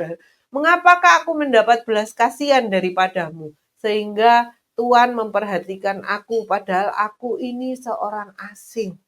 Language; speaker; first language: Indonesian; native; Indonesian